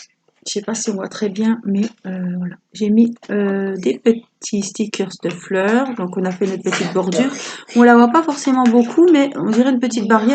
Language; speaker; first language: French; native; French